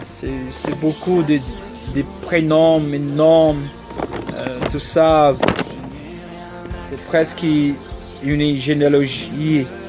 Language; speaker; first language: French; non-native, learner; Portuguese